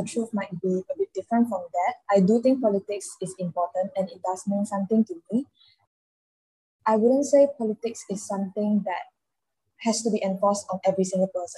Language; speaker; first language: English; non-native, local second language; Chinese